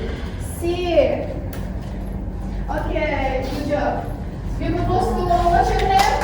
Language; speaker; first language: English; non-native, learner; Indonesian